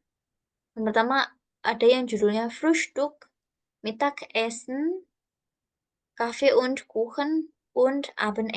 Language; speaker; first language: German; non-native, fluent; Indonesian